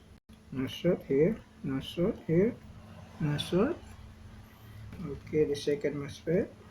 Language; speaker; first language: English; non-native, learner; Indonesian